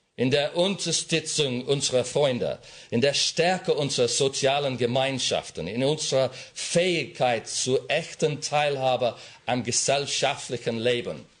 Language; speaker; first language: German; non-native, learner; English